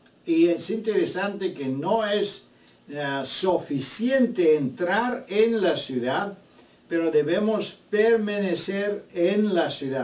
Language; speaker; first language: Spanish; non-native, fluent; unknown